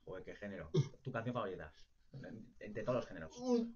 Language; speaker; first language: Spanish; native; Spanish